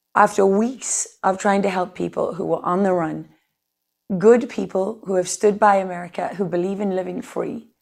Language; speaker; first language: English; native; English